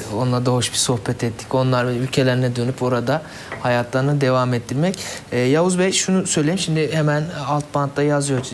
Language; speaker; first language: Turkish; native; Turkish